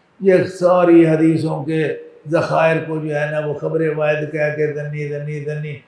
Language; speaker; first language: Urdu; non-native, local second language; Punjabi